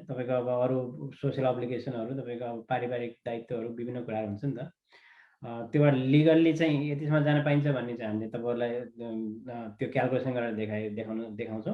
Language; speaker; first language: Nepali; native; Nepali